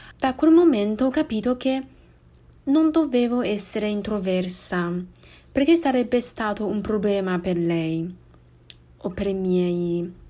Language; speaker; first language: Italian; non-native, fluent; Chinese